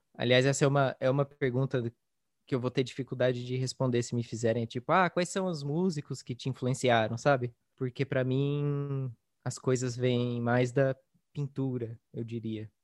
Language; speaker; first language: Portuguese; native; Portuguese